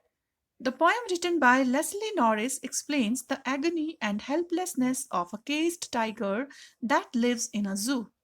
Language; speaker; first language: English; non-native, local second language; Hindi